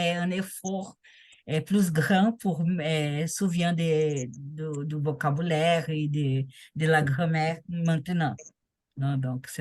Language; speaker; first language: French; non-native, learner; Portuguese